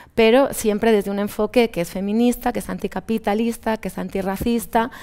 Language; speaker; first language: Spanish; native; Spanish